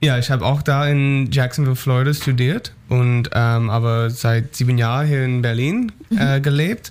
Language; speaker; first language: German; non-native, learner; English